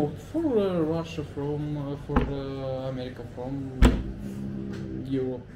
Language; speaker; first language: English; non-native, learner; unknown